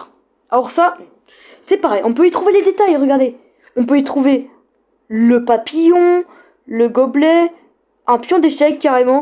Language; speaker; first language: French; native; French